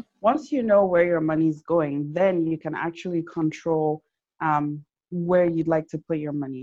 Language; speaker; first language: English; non-native, local second language; Yoruba